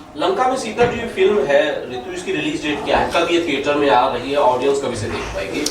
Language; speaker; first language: Hindi; native; Hindi